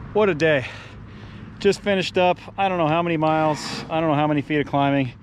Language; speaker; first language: English; native; English